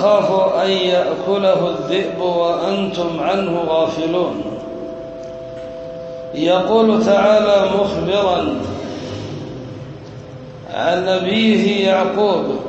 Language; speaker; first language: Arabic; native; Arabic